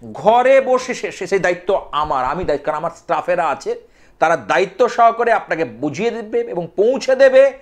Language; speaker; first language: Bangla; native; Bangla